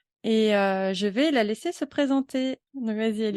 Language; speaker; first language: French; native; French